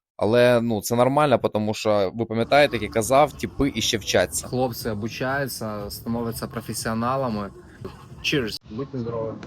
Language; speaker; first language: Ukrainian; non-native, local second language; Russian